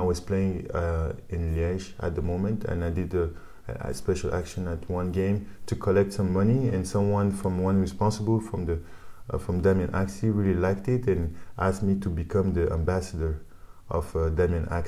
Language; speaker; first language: English; non-native, fluent; French